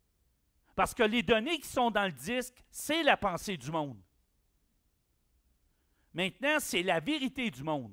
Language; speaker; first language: French; native; French